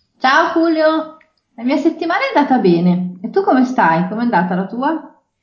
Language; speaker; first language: Italian; native; Italian